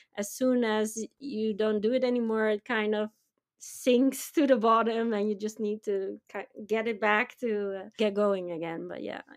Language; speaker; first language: English; non-native, fluent; Dutch